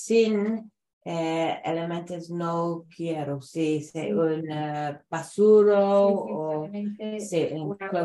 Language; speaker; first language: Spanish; non-native, learner; English